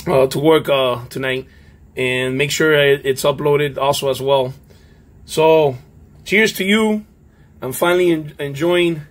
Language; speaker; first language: English; native; English